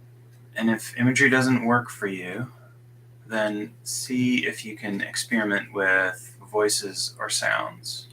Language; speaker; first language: English; native; English